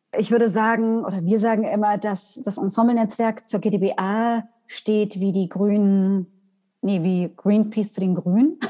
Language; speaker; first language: German; native; German